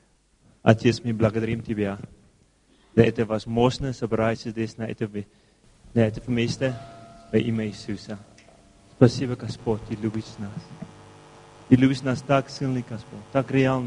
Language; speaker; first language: Russian; non-native, learner; English